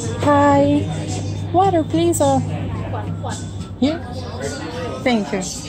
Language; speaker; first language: English; non-native, learner; Portuguese